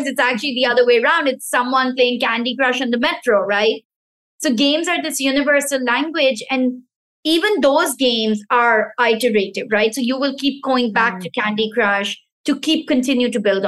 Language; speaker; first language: English; non-native, local second language; Pashto